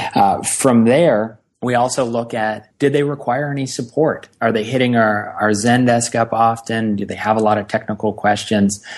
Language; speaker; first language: English; native; English